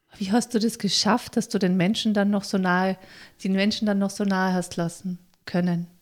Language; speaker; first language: German; native; German